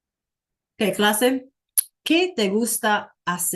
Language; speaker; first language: Spanish; non-native, fluent; English